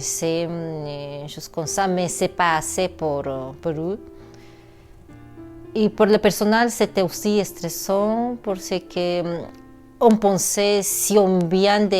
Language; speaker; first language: French; non-native, fluent; Spanish